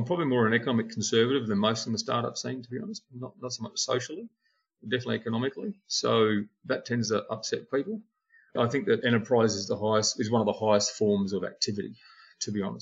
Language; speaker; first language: English; native; English